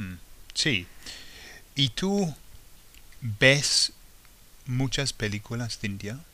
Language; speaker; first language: Spanish; non-native, fluent; English